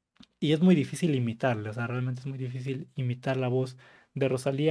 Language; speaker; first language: Spanish; native; Spanish